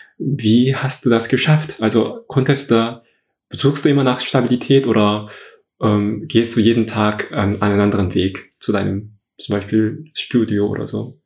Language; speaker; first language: German; non-native, fluent; Korean